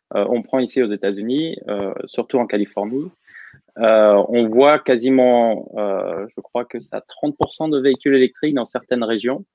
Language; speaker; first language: French; native; French